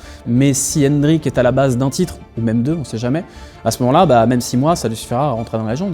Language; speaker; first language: French; native; French